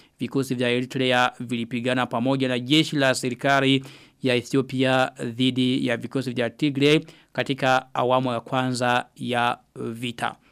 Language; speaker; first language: Swahili; non-native, local second language; Rundi